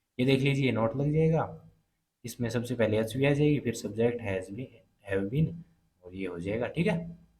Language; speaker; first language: Hindi; native; Hindi